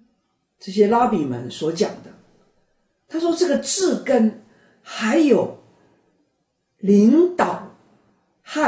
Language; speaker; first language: Chinese; native; Chinese